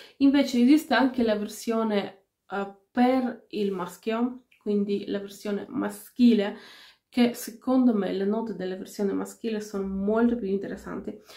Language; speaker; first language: Italian; non-native, fluent; Finnish